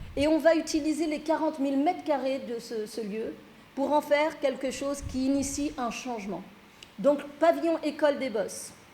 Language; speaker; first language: French; early bilingual, other home language; Fula